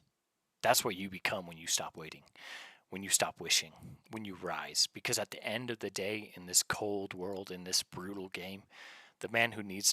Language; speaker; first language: English; native; English